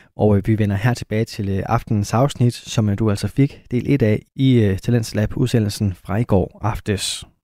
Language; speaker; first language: Danish; native; Danish